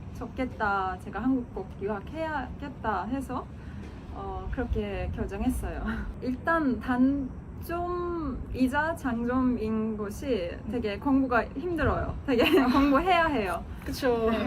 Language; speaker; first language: Korean; non-native, fluent; Turkish